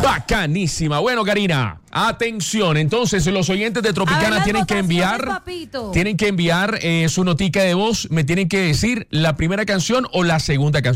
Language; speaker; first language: Spanish; native; Spanish